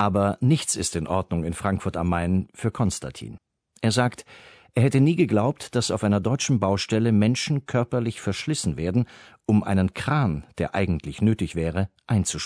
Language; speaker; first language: German; native; German